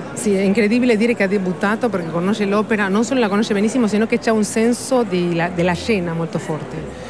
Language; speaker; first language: Italian; non-native, fluent; Spanish